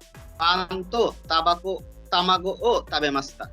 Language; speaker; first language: Japanese; non-native, learner; Bangla